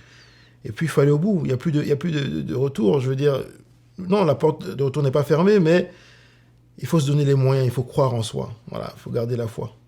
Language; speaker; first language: French; native; French